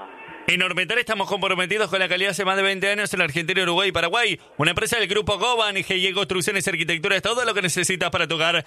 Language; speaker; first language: Spanish; native; Spanish